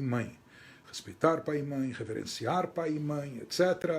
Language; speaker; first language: Portuguese; native; Portuguese